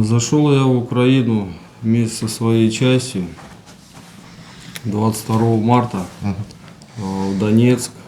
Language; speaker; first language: Russian; native; Russian